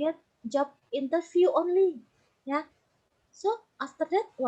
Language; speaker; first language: English; non-native, fluent; Indonesian